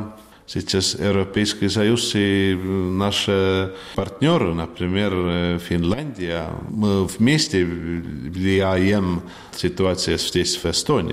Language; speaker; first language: Russian; non-native, learner; Estonian